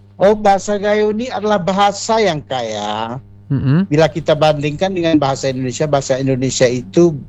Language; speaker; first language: Indonesian; non-native, local second language; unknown